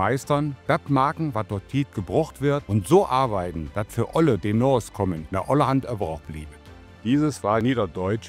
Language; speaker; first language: German; native; German